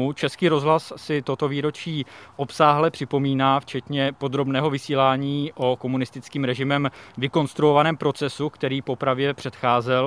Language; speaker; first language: Czech; native; Czech